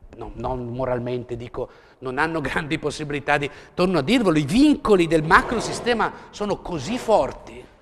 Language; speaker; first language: Italian; native; Italian